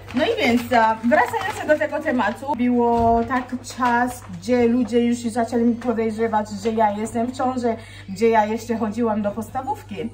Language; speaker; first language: Polish; non-native, fluent; Swahili